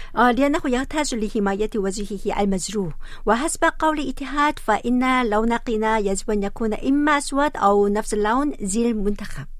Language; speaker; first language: Arabic; non-native, fluent; Korean